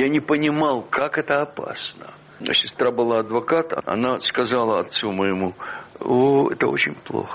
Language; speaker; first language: Russian; native; Russian